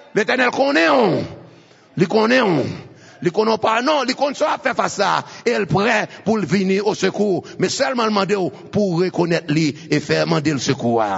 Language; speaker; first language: French; non-native, local second language; Haitian Creole